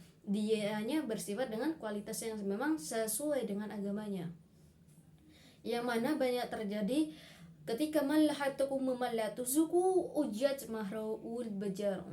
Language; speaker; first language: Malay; non-native, local second language; Madurese